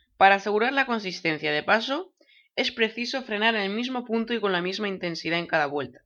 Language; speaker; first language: Spanish; native; Spanish